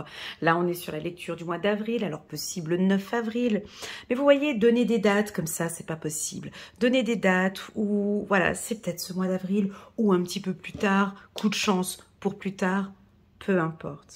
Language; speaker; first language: French; native; French